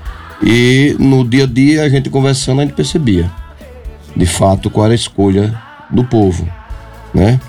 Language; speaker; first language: Portuguese; native; Portuguese